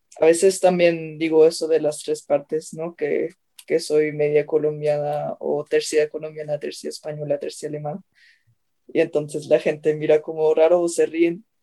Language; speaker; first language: Spanish; early bilingual, heritage; Spanish